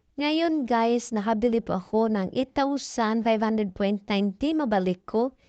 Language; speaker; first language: Filipino; non-native, local second language; Cebuano